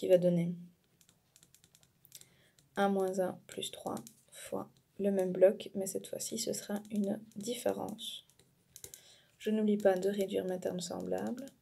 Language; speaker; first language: French; native; French